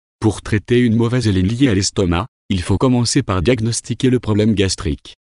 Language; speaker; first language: French; non-native, local second language; Wolof